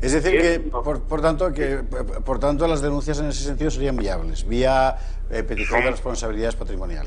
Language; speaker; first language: Spanish; native; Spanish